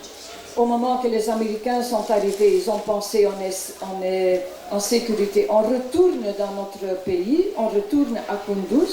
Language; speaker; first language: French; non-native, local second language; Dutch